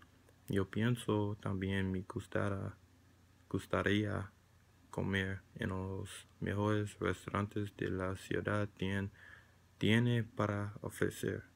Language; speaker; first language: Spanish; non-native, learner; English